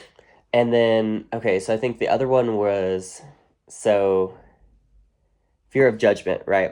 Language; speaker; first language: English; native; English